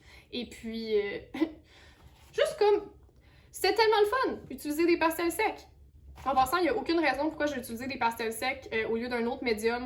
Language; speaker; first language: French; native; French